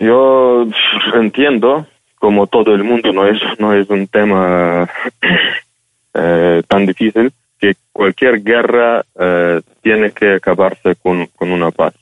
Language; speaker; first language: Spanish; non-native, fluent; Ukrainian